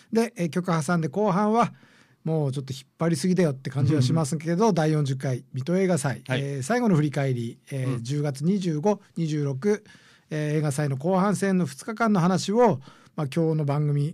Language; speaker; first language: Japanese; native; Japanese